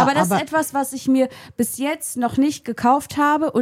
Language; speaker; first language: German; early bilingual, other home language; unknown